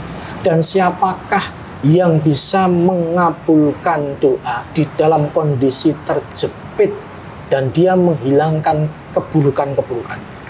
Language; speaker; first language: Indonesian; native; Indonesian